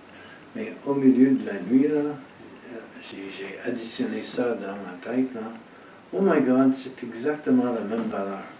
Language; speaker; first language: French; non-native, fluent; English